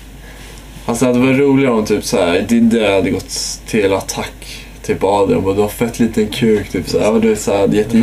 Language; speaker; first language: Swedish; native; Swedish